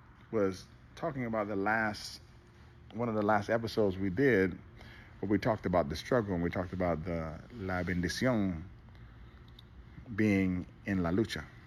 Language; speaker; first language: English; native; English